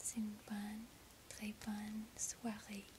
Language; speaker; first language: French; non-native, learner; English